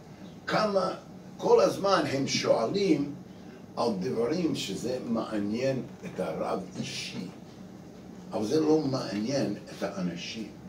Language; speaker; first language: Hebrew; non-native, fluent; English